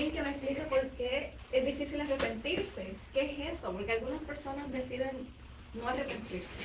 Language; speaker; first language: Spanish; native; Spanish